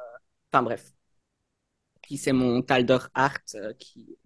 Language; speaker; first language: French; native; French